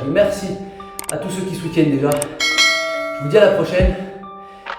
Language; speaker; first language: French; native; French